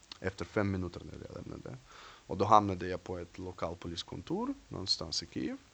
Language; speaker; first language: Swedish; non-native, fluent; Russian